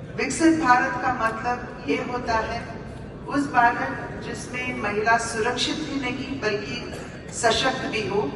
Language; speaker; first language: Hindi; non-native, local second language; Telugu